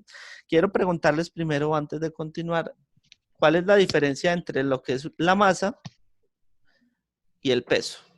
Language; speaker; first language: Spanish; native; Spanish